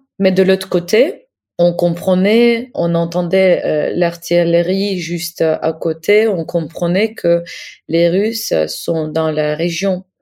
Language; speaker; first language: French; non-native, fluent; Ukrainian